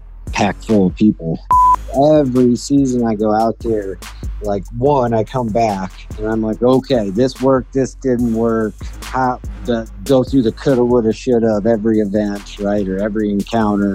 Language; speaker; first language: English; native; English